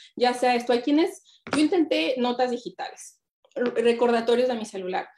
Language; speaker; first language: Spanish; native; Spanish